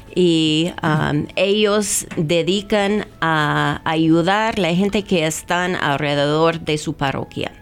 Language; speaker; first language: Spanish; non-native, fluent; English